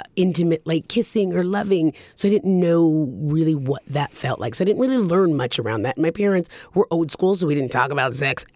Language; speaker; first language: English; early bilingual, other home language; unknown